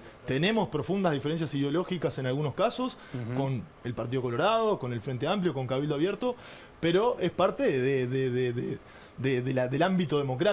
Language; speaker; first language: Spanish; native; Spanish